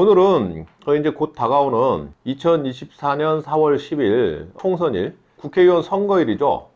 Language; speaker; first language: Korean; native; Korean